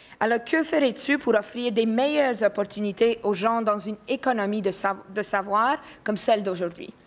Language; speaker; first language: French; non-native, local second language; English